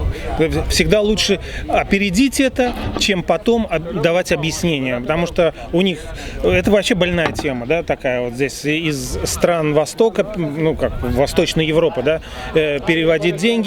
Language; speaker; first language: Russian; native; Russian